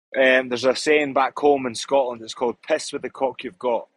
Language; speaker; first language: English; native; English